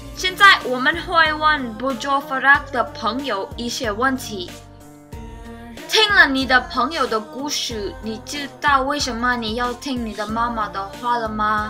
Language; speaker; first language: Chinese; non-native, learner; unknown